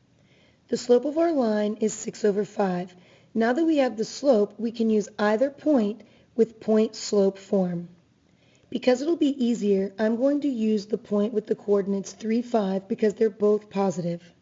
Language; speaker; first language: English; native; English